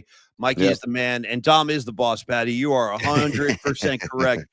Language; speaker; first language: English; native; English